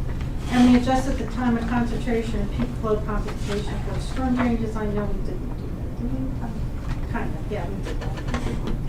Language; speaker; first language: English; native; English